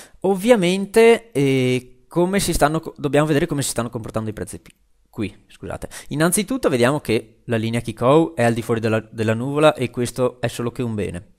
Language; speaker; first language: Italian; native; Italian